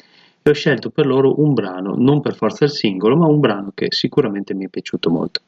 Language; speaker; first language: Italian; native; Italian